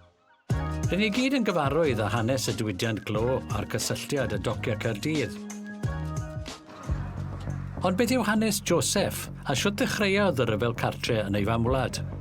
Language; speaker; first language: Welsh; native; Welsh